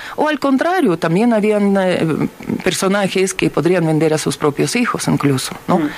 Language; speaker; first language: Spanish; non-native, fluent; Ukrainian